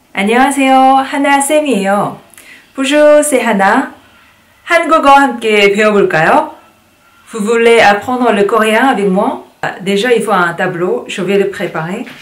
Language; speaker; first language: French; non-native, fluent; Korean